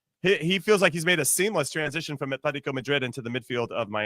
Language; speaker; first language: English; native; English